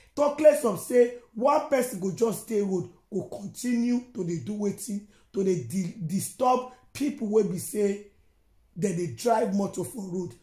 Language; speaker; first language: Nigerian Pidgin; non-native, local second language; Yoruba